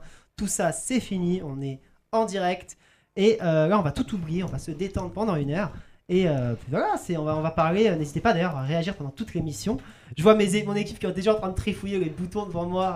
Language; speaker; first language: French; native; French